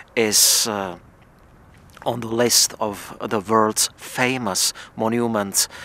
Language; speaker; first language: English; non-native, fluent; Czech